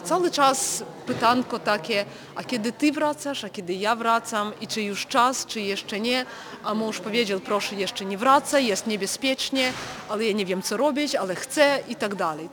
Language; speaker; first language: Polish; non-native, fluent; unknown